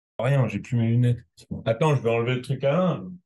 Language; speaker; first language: French; native; French